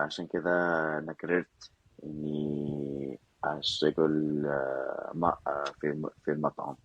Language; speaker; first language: Arabic; non-native, learner; Spanish